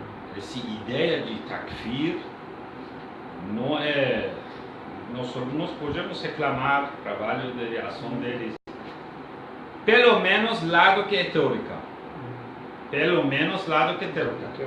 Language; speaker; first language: Portuguese; non-native, learner; Persian